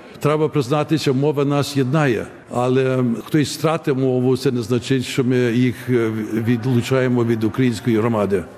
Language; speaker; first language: Ukrainian; early bilingual, heritage; Ukrainian